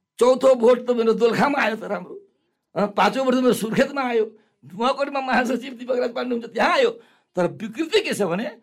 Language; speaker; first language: Nepali; non-native, local second language; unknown